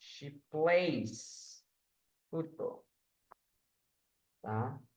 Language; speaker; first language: English; non-native, fluent; Portuguese